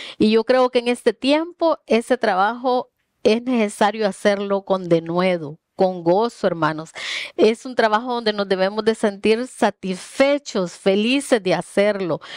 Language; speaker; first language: Spanish; native; Spanish